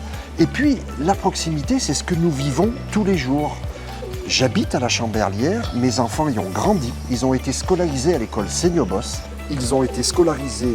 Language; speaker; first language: French; native; French